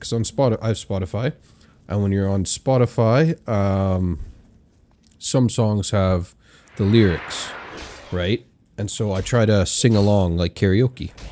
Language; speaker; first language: English; native; English